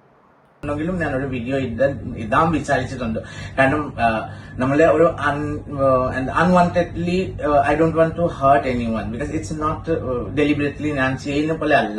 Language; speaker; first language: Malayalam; non-native, fluent; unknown